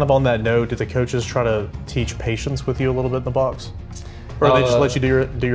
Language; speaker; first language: English; native; English